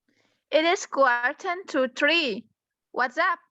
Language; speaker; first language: English; non-native, learner; Indonesian